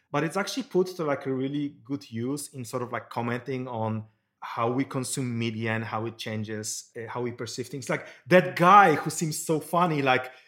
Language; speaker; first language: English; non-native, fluent; Polish